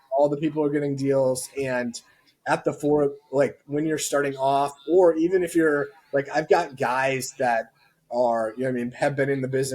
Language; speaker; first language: English; native; English